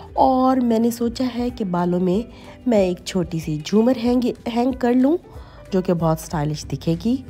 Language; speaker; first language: Urdu; native; Urdu